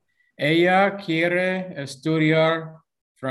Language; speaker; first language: Spanish; non-native, learner; English